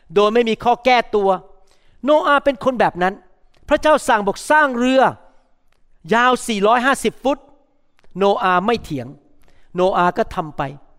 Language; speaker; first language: Thai; native; Thai